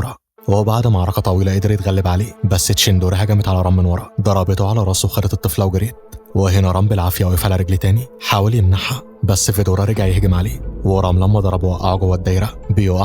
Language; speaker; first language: Arabic; native; Arabic